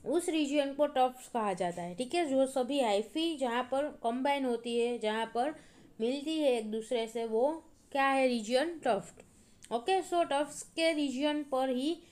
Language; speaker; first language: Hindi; non-native, local second language; Gujarati